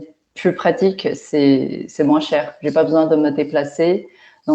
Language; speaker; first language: French; non-native, fluent; Chinese